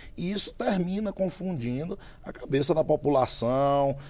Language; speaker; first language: Portuguese; native; Portuguese